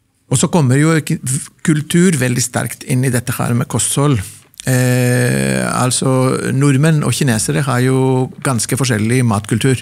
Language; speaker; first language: Norwegian; non-native, fluent; Greek